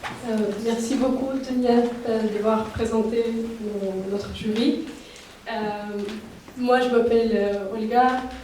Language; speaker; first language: French; non-native, fluent; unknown